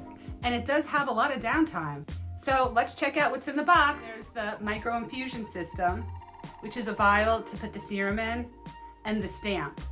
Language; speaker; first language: English; native; English